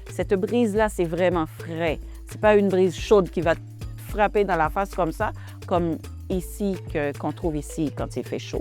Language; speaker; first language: French; non-native, local second language; Haitian Creole